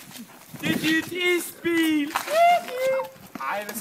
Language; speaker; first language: Danish; early bilingual, other home language; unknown